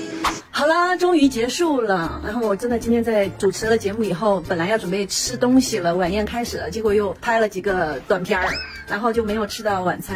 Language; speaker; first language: Chinese; native; Chinese